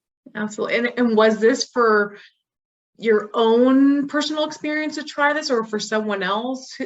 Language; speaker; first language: English; native; English